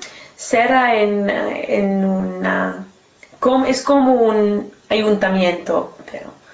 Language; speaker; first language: Spanish; non-native, learner; English